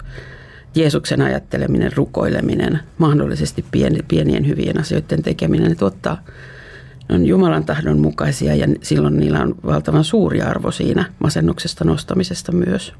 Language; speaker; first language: Finnish; native; Finnish